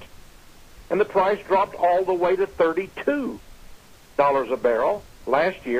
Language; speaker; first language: English; native; English